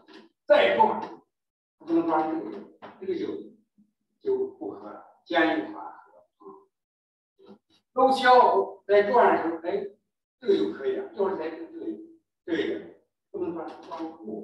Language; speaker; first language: Chinese; native; Chinese